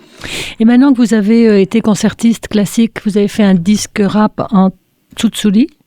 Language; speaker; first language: French; native; French